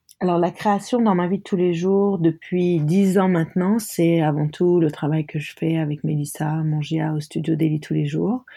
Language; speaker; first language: French; non-native, local second language; Arabic